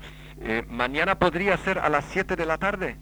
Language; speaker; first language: Spanish; native; Spanish